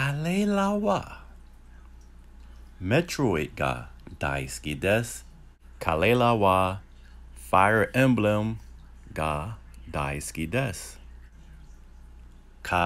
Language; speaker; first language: Japanese; non-native, learner; English